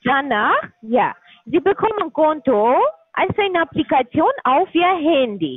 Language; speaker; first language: German; non-native, learner; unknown